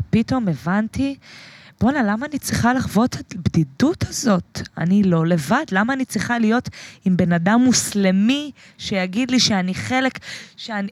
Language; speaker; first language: Hebrew; native; Hebrew